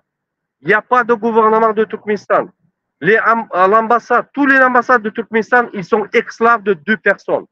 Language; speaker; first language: French; non-native, learner; Turkmen